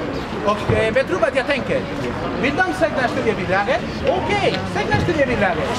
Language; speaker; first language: Swedish; non-native, learner; Spanish